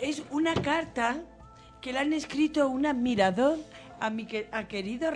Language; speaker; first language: Spanish; native; Spanish